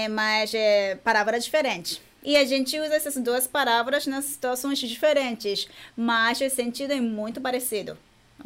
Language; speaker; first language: Portuguese; non-native, fluent; Japanese